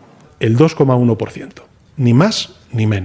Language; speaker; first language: Spanish; native; Spanish